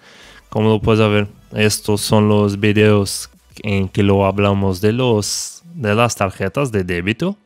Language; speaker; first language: Spanish; non-native, fluent; Portuguese